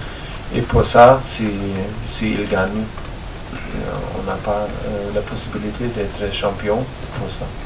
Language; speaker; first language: French; non-native, learner; German